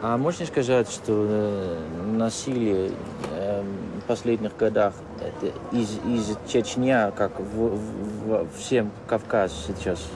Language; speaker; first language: Russian; non-native, learner; Dutch